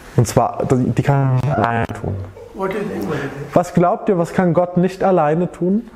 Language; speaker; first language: German; native; German